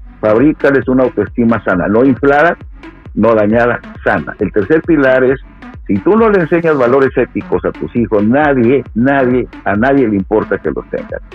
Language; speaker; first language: Spanish; native; Spanish